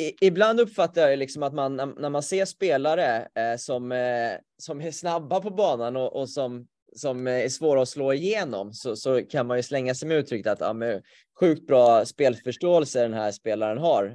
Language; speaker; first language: Swedish; native; Swedish